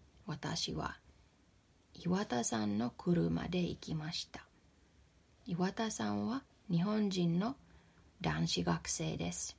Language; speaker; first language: Japanese; non-native, fluent; Finnish